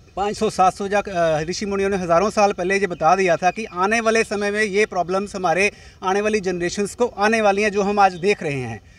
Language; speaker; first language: Hindi; native; Hindi